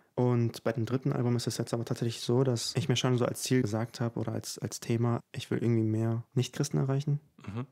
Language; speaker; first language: German; early bilingual, other home language; Ukrainian